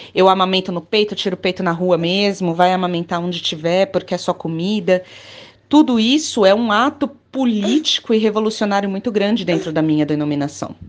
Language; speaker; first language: Portuguese; native; Portuguese